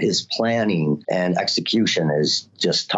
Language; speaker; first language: English; native; English